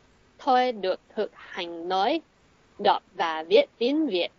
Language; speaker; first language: Vietnamese; non-native, learner; English